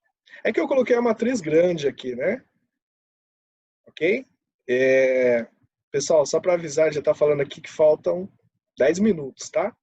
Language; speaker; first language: Portuguese; native; Portuguese